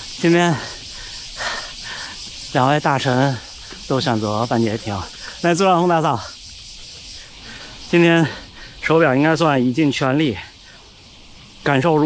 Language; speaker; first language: Chinese; native; Chinese